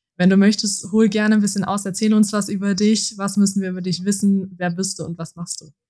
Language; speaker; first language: German; native; German